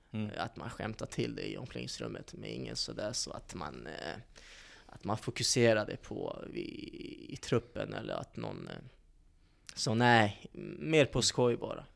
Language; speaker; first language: Swedish; early bilingual, other home language; Bosnian